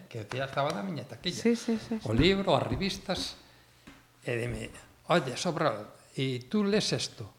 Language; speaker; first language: Galician; native; Galician